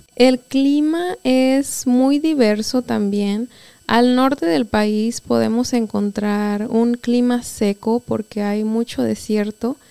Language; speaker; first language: Spanish; native; Spanish